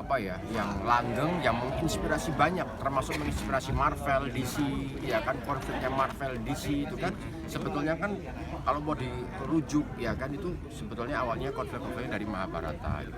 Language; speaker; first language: Indonesian; native; Indonesian